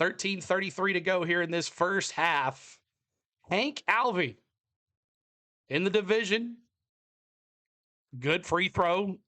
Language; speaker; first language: English; native; English